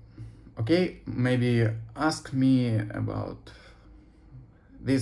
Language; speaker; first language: English; non-native, learner; Russian